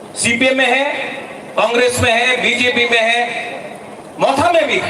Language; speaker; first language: Hindi; non-native, local second language; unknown